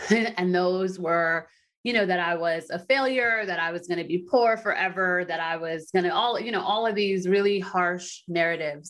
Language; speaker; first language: English; native; English